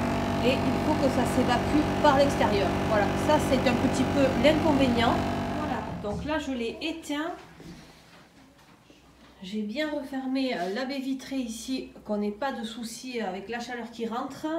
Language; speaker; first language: French; native; French